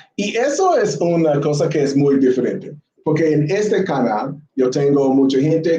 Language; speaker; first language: Spanish; non-native, learner; English